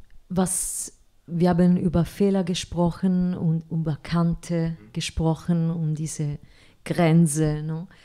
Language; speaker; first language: German; non-native, fluent; Italian